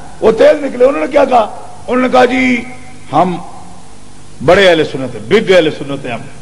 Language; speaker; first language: Urdu; non-native, local second language; Punjabi